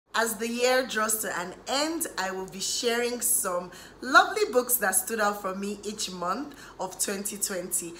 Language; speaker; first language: English; native; English